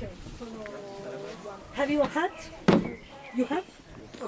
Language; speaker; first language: English; non-native, learner; Italian